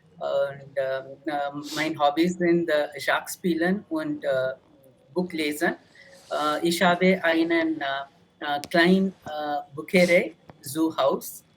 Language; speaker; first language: German; non-native, learner; Tamil